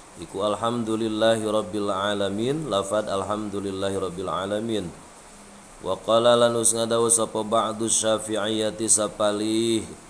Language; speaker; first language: Javanese; non-native, local second language; Sundanese